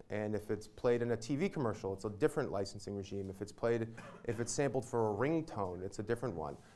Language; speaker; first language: English; native; English